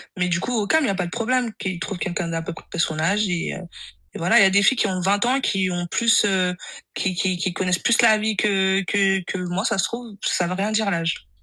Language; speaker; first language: French; early bilingual, other home language; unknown